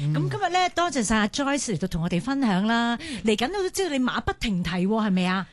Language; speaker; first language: Cantonese; native; Cantonese